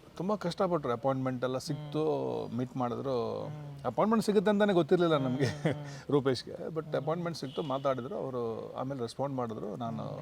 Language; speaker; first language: Kannada; non-native, local second language; Tulu